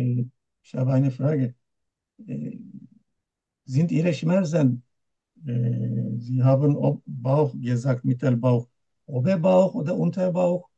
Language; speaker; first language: German; non-native, learner; Turkish